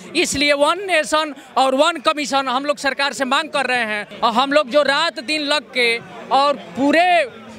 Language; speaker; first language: Hindi; native; Hindi